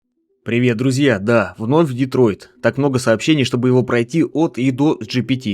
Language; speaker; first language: Russian; native; Russian